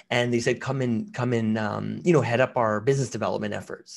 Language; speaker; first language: English; native; English